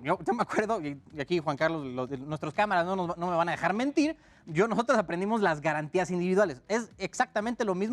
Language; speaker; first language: Spanish; native; Spanish